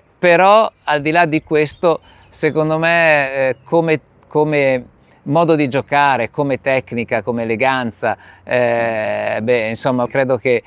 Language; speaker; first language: Italian; native; Italian